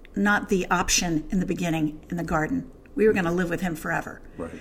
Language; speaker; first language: English; native; English